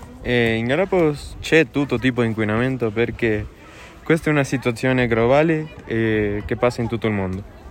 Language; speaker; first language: Italian; non-native, learner; Spanish